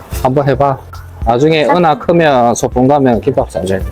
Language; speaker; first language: Korean; native; Korean